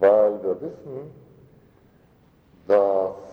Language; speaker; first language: German; non-native, fluent; Russian